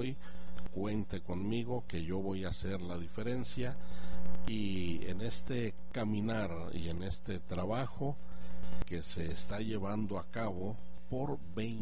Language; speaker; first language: Spanish; native; Spanish